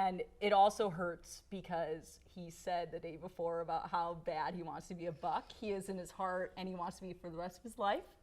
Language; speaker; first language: English; native; English